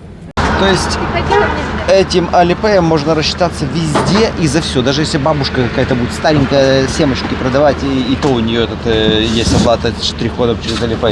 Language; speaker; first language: Russian; native; Russian